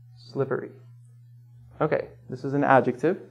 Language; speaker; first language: English; native; English